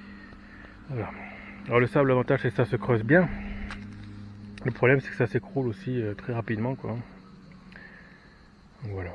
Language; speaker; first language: French; native; French